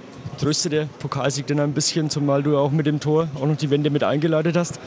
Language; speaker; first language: German; native; German